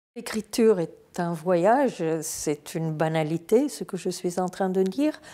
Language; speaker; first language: French; non-native, fluent; Turkish